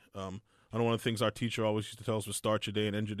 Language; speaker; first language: English; native; English